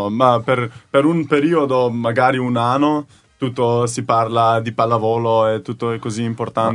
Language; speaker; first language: Italian; non-native, learner; Slovenian